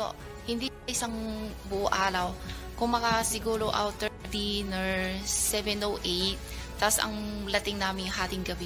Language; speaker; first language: Filipino; non-native, learner; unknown